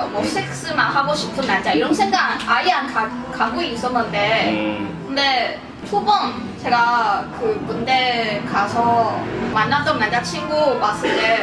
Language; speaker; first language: Korean; non-native, fluent; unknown